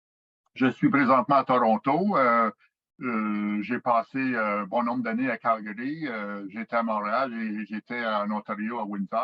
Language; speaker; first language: French; native; French